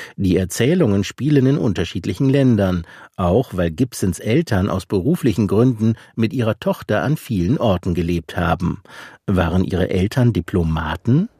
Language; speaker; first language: German; native; German